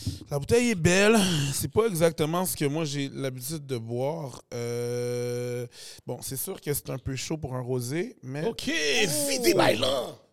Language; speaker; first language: French; native; French